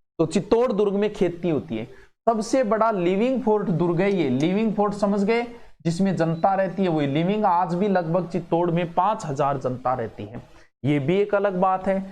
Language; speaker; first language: Hindi; native; Hindi